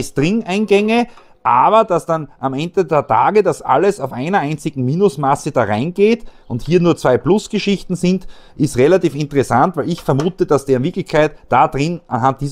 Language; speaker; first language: German; native; German